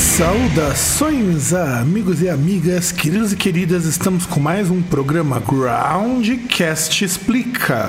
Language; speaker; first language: Portuguese; native; Portuguese